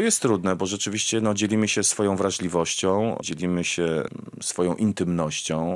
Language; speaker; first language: Polish; native; Polish